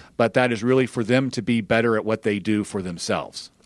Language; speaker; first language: English; native; English